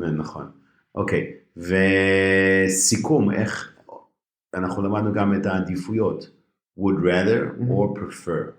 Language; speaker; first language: Hebrew; native; Hebrew